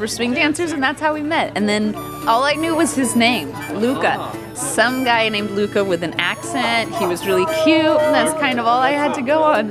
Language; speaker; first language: English; native; English